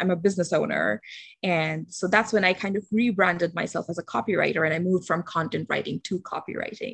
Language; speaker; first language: English; non-native, local second language; Bangla